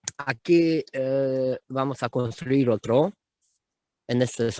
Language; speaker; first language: Spanish; non-native, fluent; Romanian